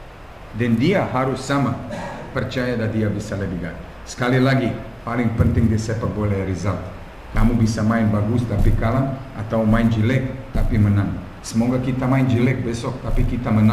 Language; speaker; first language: Indonesian; non-native, fluent; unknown